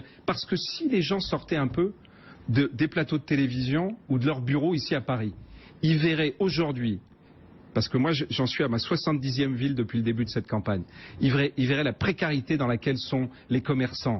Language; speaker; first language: French; native; French